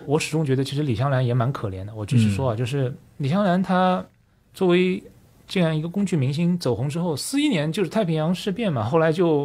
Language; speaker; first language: Chinese; native; Chinese